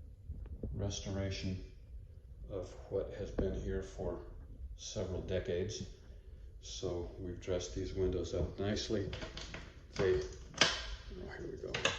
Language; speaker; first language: English; native; English